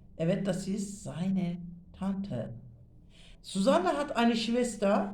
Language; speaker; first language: German; non-native, fluent; Turkish